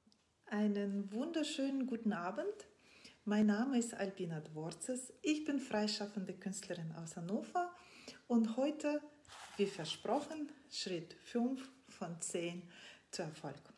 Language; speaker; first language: German; non-native, fluent; Russian